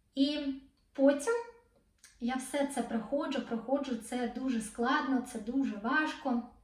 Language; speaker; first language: Ukrainian; non-native, local second language; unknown